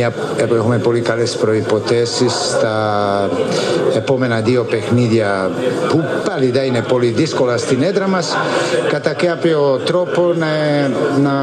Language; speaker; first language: Greek; non-native, fluent; Serbian